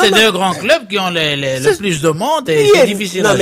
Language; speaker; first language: French; non-native, local second language; Arabic